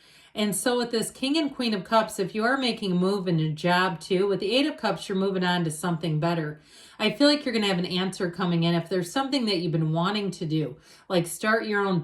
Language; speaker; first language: English; native; English